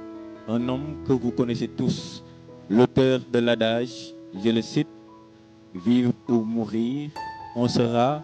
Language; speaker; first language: French; non-native, local second language; Wolof